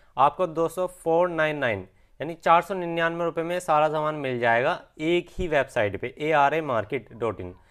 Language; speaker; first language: Hindi; native; Hindi